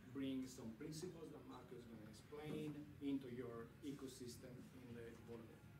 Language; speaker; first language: English; non-native, fluent; Italian